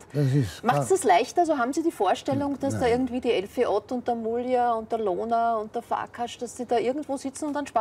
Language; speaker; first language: German; native; German